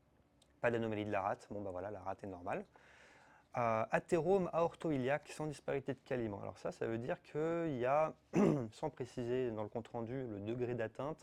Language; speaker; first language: French; native; French